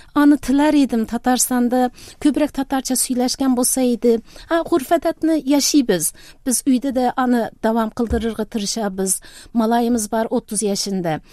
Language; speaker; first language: Tatar; early bilingual, heritage; Tatar